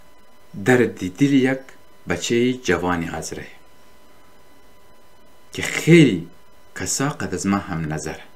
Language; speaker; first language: Persian; native; Persian